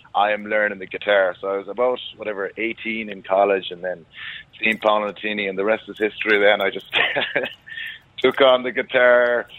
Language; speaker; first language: English; native; English